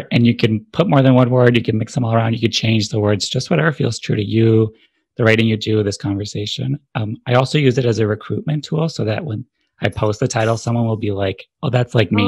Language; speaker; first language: English; native; English